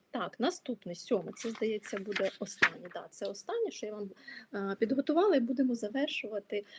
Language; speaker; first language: Ukrainian; non-native, local second language; Russian